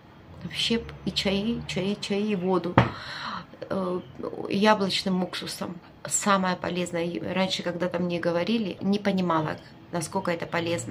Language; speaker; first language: Russian; native; Russian